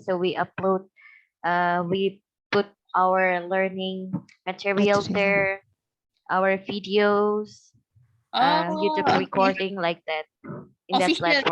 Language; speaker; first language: English; non-native, fluent; Indonesian